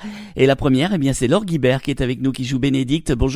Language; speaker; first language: French; native; French